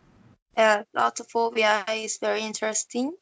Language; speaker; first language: English; non-native, learner; Korean